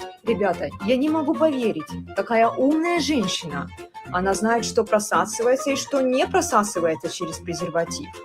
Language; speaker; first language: Russian; native; Russian